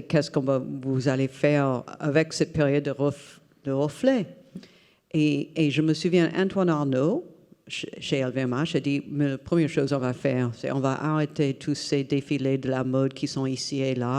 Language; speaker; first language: French; non-native, fluent; English